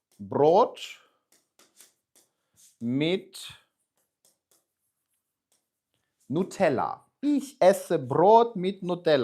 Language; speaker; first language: German; non-native, fluent; Ukrainian